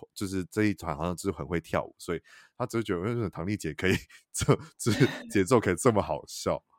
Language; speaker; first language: Chinese; native; Chinese